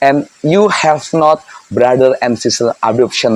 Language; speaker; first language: English; non-native, learner; Indonesian